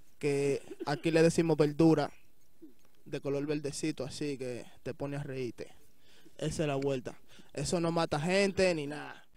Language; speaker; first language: Spanish; native; Spanish